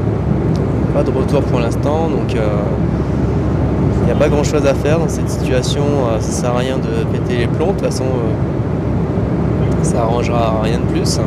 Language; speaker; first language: French; native; French